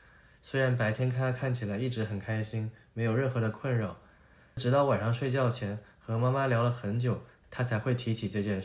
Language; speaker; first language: Chinese; native; Chinese